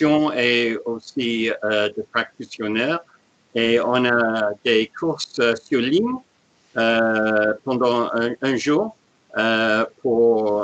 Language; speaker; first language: French; non-native, learner; English